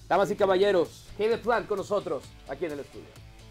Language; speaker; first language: Spanish; native; Spanish